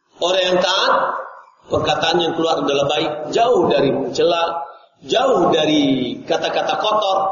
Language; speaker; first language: Indonesian; non-native, local second language; Minangkabau